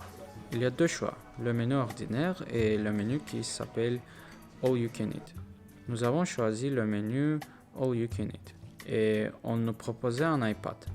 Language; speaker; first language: French; non-native, learner; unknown